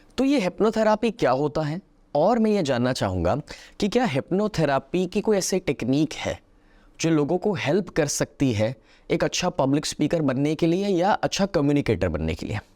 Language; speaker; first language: Hindi; non-native, local second language; Gujarati